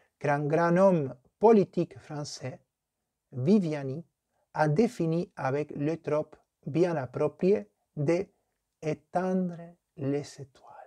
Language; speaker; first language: French; non-native, fluent; Spanish